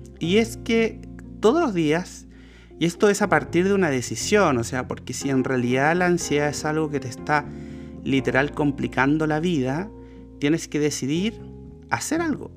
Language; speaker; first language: Spanish; native; Spanish